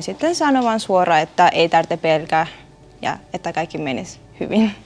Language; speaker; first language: Finnish; non-native, fluent; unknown